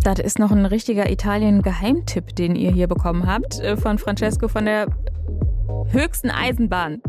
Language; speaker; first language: German; native; German